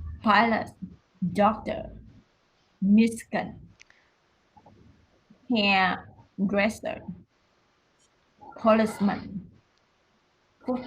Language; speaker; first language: English; non-native, learner; Vietnamese